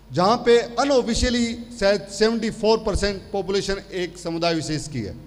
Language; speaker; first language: Hindi; native; Hindi